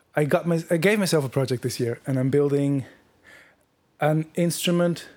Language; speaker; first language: English; non-native, fluent; Dutch